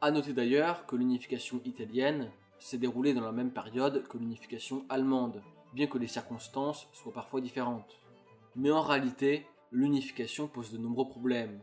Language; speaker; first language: French; native; French